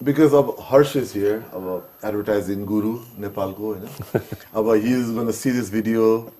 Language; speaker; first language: English; non-native, local second language; Nepali